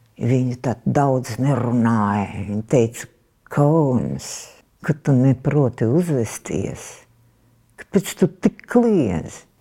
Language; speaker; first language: Latvian; non-native, local second language; Russian